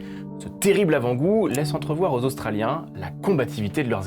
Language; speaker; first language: French; native; French